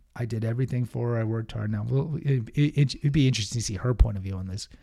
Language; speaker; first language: English; early bilingual, other home language; Spanish